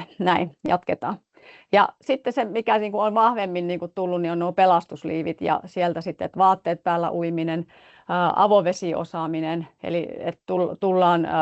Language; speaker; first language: Finnish; native; Finnish